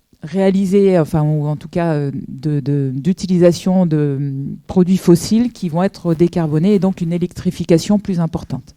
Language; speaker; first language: French; native; French